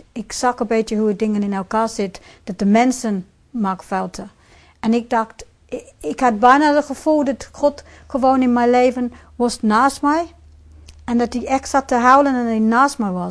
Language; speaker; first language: Dutch; non-native, fluent; English